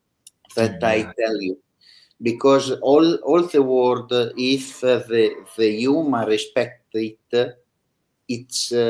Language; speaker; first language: English; non-native, learner; Italian